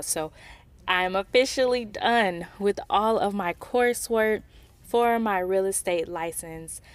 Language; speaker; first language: English; native; English